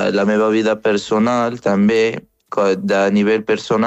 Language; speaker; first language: Catalan; non-native, fluent; Arabic